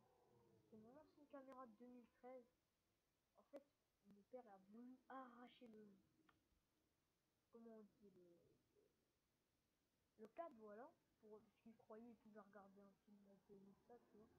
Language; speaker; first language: French; native; French